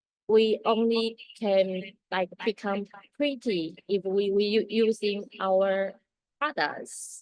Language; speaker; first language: English; non-native, learner; Chinese